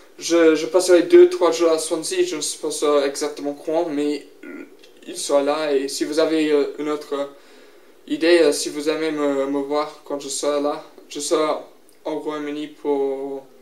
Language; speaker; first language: French; non-native, learner; English